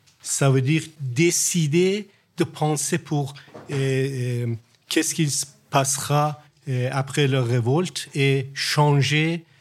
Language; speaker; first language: French; non-native, learner; Persian